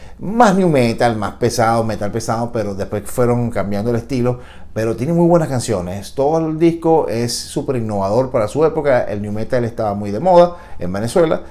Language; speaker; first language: Spanish; native; Spanish